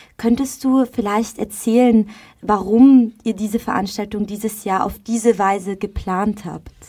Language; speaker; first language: German; early bilingual, other home language; Persian